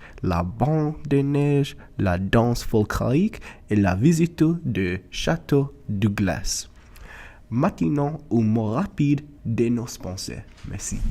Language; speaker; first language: French; non-native, learner; English